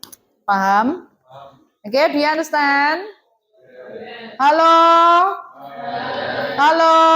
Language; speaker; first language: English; non-native, fluent; Indonesian